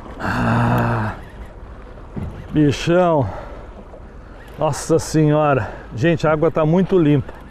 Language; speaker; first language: Portuguese; native; Portuguese